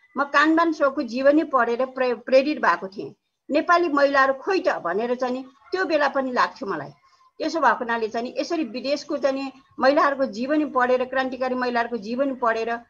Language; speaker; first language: Nepali; non-native, local second language; Newari